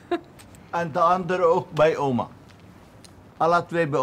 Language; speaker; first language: Dutch; non-native, learner; Arabic